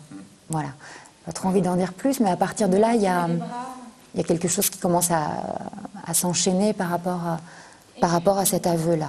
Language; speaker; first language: French; native; French